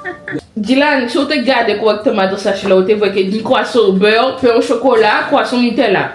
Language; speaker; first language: French; native; French